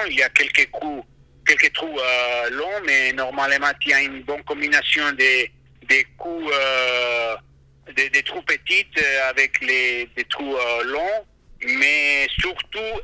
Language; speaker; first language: French; non-native, fluent; Spanish